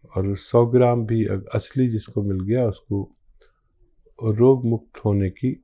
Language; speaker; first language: Hindi; native; Hindi